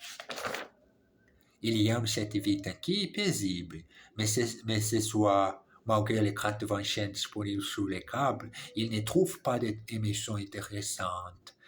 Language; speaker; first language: French; non-native, learner; English